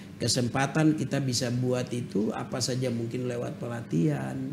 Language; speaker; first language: Indonesian; native; Indonesian